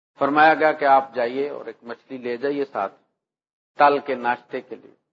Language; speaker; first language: Urdu; non-native, local second language; Punjabi